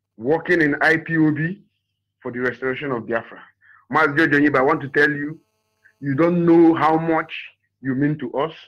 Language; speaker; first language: English; non-native, local second language; Igbo